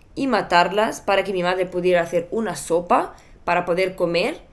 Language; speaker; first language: Spanish; non-native, fluent; Bulgarian